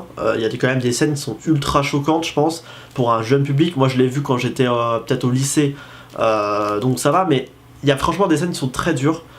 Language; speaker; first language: French; native; French